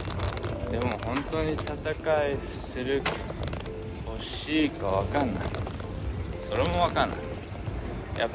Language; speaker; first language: Japanese; non-native, learner; English